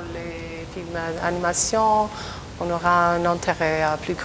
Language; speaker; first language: French; non-native, fluent; Albanian